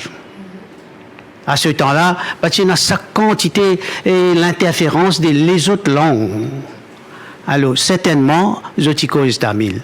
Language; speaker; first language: French; non-native, local second language; Morisyen